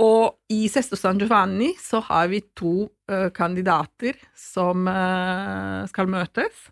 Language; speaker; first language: Norwegian; non-native, fluent; Italian